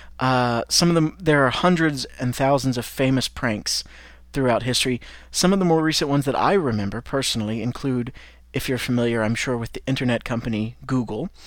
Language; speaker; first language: English; native; English